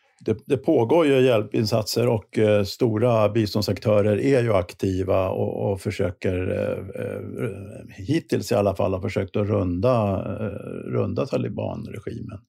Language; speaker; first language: Swedish; native; Swedish